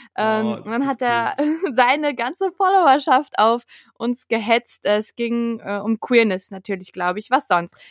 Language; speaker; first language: German; native; German